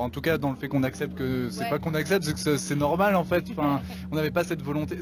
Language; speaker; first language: French; native; French